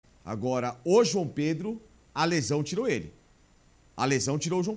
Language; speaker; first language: Portuguese; native; Portuguese